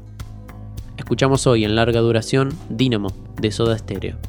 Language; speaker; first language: Spanish; native; Spanish